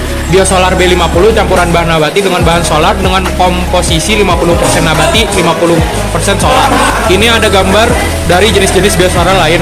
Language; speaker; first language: Indonesian; native; Indonesian